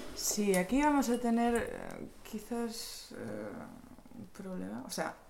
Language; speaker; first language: Spanish; non-native, fluent; Czech